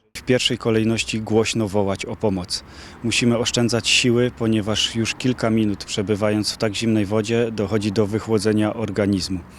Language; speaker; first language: Polish; native; Polish